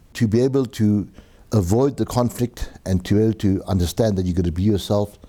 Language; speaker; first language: English; native; English